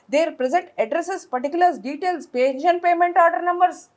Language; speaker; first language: English; non-native, local second language; Telugu